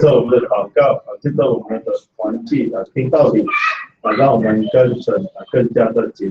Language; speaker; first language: Chinese; native; Chinese